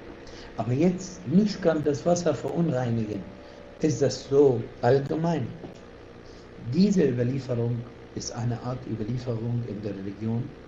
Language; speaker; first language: German; non-native, fluent; Arabic